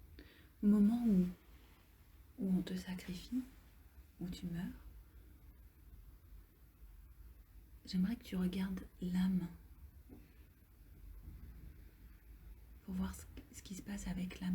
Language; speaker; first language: French; native; French